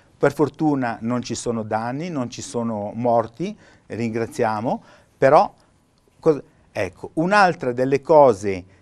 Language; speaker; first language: Italian; native; Italian